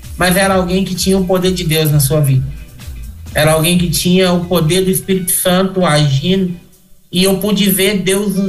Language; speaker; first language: Portuguese; native; Portuguese